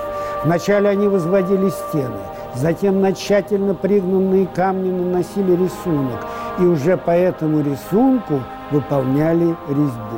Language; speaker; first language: Russian; native; Russian